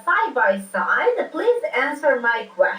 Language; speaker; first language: English; non-native, fluent; Serbian